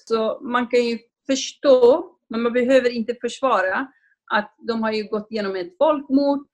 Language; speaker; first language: Swedish; non-native, fluent; Kurdish